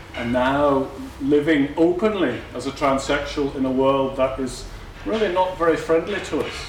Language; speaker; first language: English; native; English